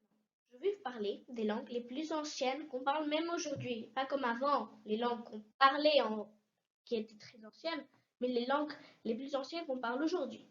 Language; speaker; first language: French; early bilingual, heritage; French